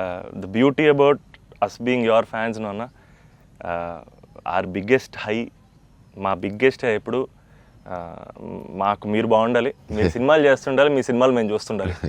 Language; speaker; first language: Telugu; native; Telugu